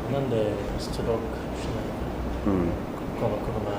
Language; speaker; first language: Japanese; non-native, fluent; English